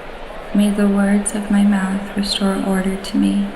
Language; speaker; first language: English; native; English